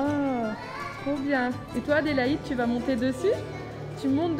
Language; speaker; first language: French; native; French